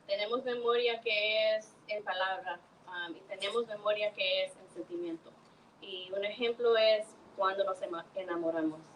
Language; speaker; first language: Spanish; early bilingual, heritage; Spanish